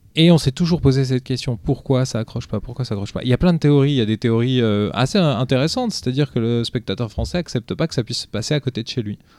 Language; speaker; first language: French; early bilingual, other home language; Portuguese